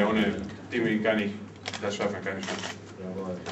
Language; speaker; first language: German; non-native, learner; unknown